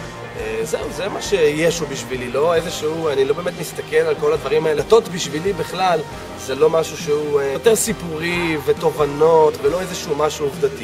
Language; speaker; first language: Hebrew; native; Hebrew